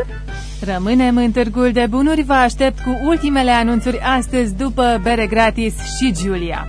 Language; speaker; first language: Romanian; native; Romanian